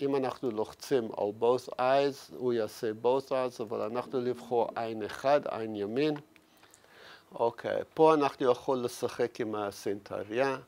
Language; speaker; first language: Hebrew; non-native, fluent; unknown